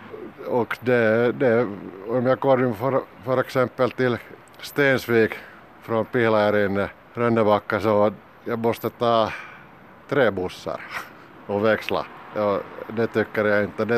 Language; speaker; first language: Swedish; non-native, learner; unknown